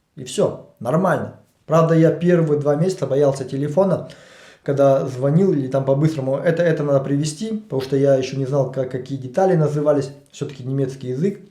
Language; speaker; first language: Russian; native; Russian